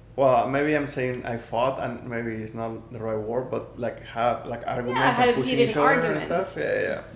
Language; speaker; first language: English; non-native, fluent; Spanish